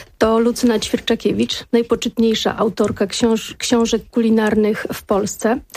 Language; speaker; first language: Polish; native; Polish